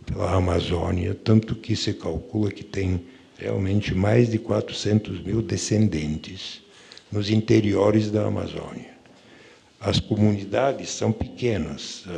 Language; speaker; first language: Portuguese; non-native, fluent; Bulgarian